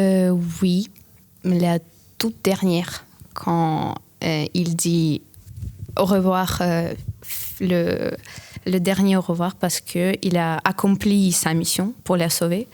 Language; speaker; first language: French; non-native, fluent; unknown